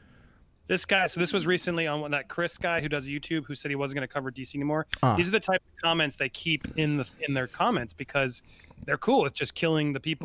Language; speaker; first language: English; native; English